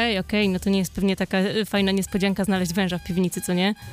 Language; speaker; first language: Polish; native; Polish